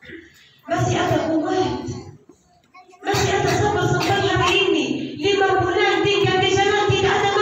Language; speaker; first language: Indonesian; non-native, learner; Arabic